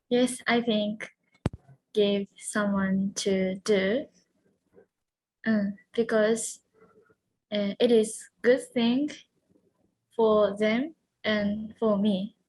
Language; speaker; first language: English; non-native, learner; Japanese